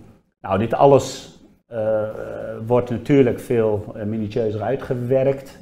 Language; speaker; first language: Dutch; native; Dutch